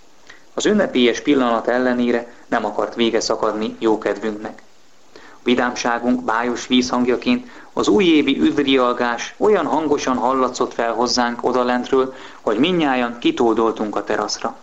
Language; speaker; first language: Hungarian; native; Hungarian